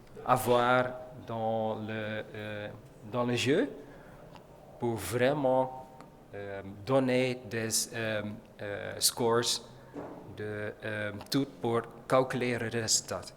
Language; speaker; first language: French; non-native, learner; Dutch